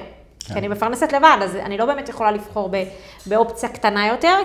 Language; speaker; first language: Hebrew; native; Hebrew